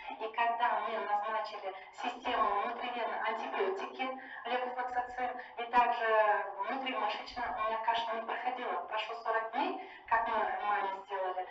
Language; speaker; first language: Russian; native; Russian